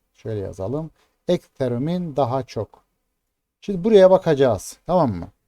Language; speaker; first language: Turkish; native; Turkish